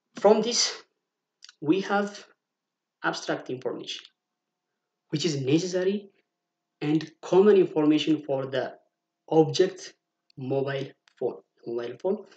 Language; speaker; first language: English; non-native, local second language; Amharic